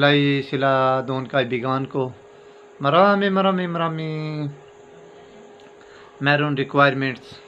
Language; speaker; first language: Filipino; non-native, learner; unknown